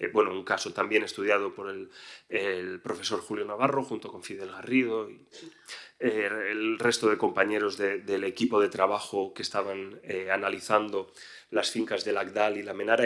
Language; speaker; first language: Spanish; native; Spanish